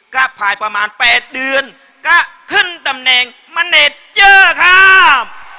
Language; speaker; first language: Thai; non-native, learner; Khmer